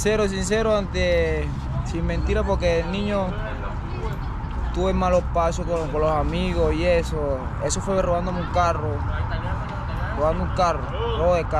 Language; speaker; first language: Spanish; native; Spanish